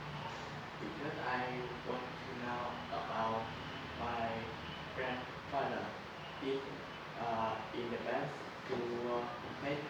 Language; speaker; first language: English; non-native, learner; Vietnamese